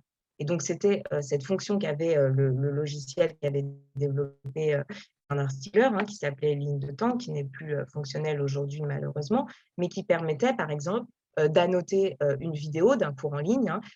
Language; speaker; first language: French; native; French